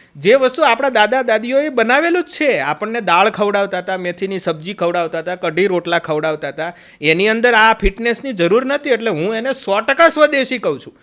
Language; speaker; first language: Gujarati; native; Gujarati